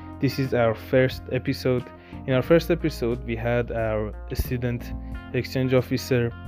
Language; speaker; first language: English; non-native, local second language; Turkish